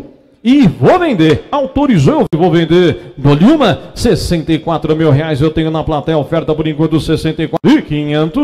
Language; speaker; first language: Portuguese; native; Portuguese